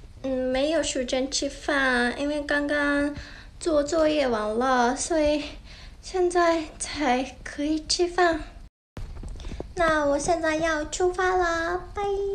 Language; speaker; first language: Chinese; non-native, learner; Japanese